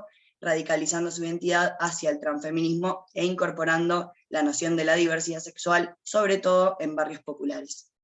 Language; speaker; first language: Spanish; native; Spanish